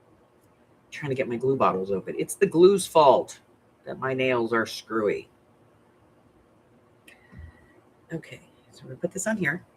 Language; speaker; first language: English; native; English